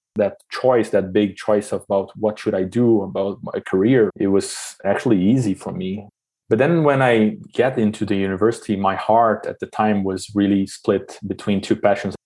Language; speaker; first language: English; non-native, fluent; Portuguese